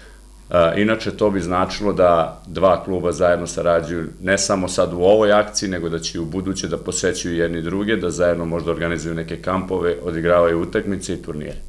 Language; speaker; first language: Croatian; native; Croatian